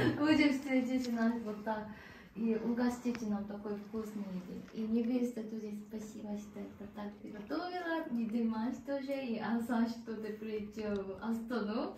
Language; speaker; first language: Russian; non-native, learner; Korean